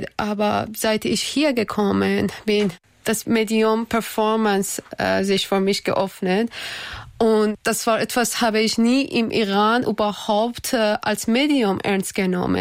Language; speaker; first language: German; non-native, learner; Persian